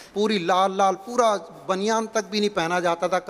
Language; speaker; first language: Hindi; native; Hindi